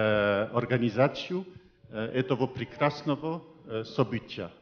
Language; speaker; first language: Russian; non-native, fluent; French